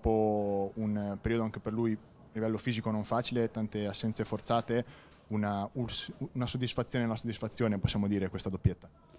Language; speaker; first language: Italian; native; Italian